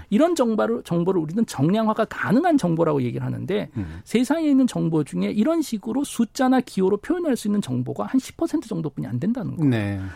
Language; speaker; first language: Korean; native; Korean